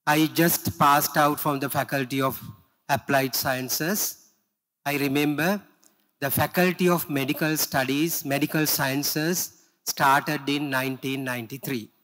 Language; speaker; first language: English; non-native, local second language; Sinhala